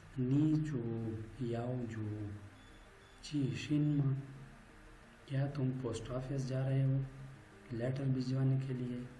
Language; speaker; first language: Urdu; native; Urdu